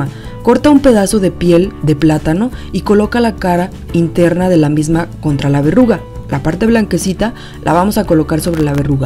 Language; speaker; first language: Spanish; native; Spanish